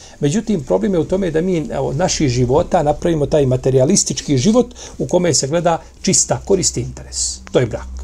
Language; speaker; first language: Bosnian; native; Bosnian